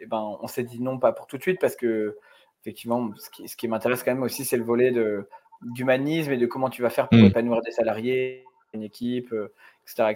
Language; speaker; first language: French; native; French